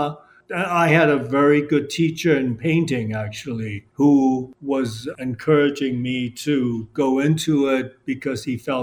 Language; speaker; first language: English; non-native, local second language; Cantonese